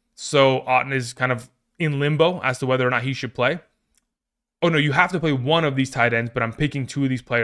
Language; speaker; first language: English; native; English